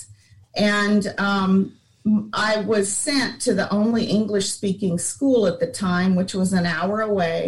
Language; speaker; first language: English; native; English